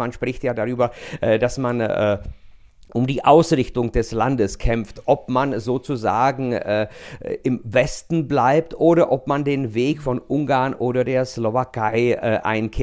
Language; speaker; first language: German; non-native, fluent; Czech